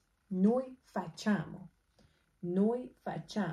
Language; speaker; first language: Italian; non-native, fluent; Persian